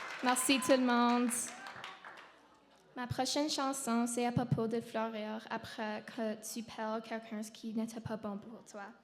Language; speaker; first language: French; non-native, local second language; English